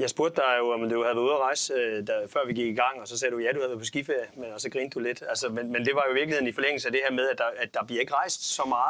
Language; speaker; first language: Danish; native; Danish